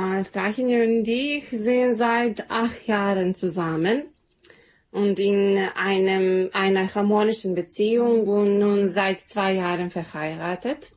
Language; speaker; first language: German; non-native, fluent; Serbian